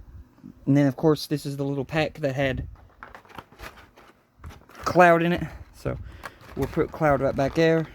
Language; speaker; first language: English; native; English